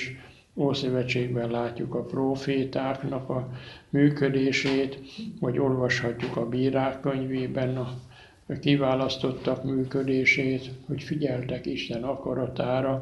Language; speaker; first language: Hungarian; native; Hungarian